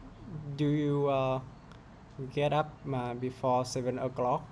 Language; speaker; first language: English; non-native, learner; Vietnamese